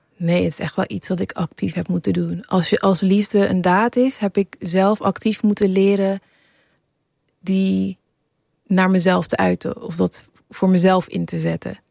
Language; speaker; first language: Dutch; early bilingual, other home language; English